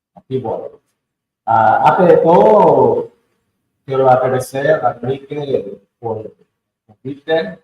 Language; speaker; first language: Spanish; non-native, fluent; English